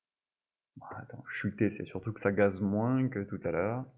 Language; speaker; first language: French; native; French